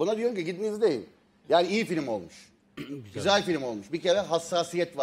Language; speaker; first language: Turkish; native; Turkish